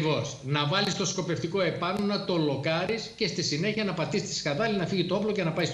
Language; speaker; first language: Greek; native; Greek